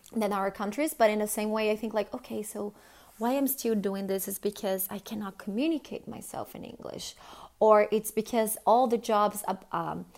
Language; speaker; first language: English; non-native, fluent; Portuguese